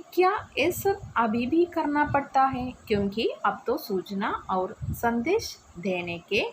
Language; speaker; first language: Hindi; non-native, local second language; Malayalam